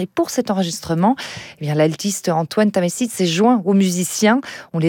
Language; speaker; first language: French; native; French